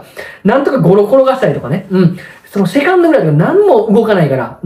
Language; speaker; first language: Japanese; native; Japanese